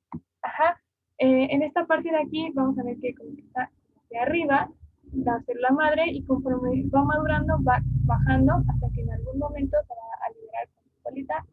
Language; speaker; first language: Spanish; native; Spanish